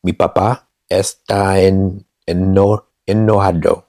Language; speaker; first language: Spanish; non-native, learner; English